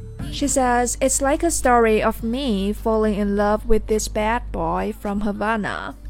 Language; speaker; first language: English; non-native, fluent; Chinese